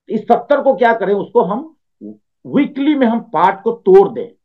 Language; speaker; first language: Hindi; native; Hindi